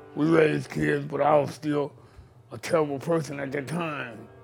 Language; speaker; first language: English; native; English